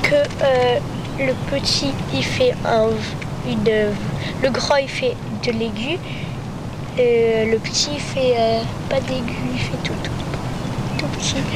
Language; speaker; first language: French; native; French